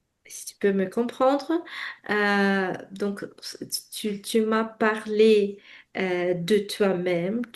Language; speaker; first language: French; non-native, fluent; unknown